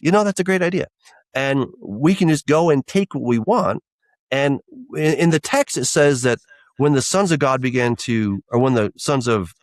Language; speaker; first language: English; native; English